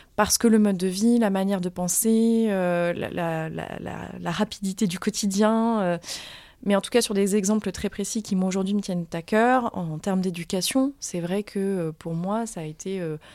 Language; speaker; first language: French; native; French